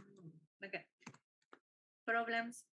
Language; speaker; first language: English; non-native, fluent; Spanish